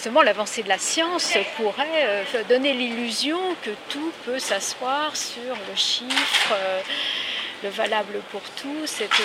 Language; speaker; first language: French; native; French